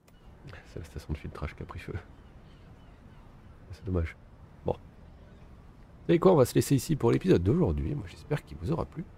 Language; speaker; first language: French; native; French